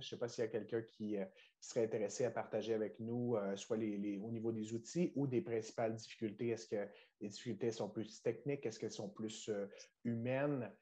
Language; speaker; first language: French; native; French